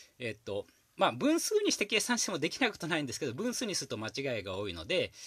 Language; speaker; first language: Japanese; native; Japanese